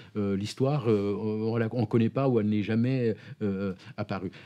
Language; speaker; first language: French; non-native, local second language; Arabic